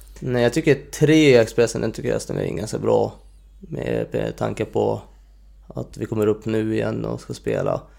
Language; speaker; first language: Swedish; non-native, fluent; Hungarian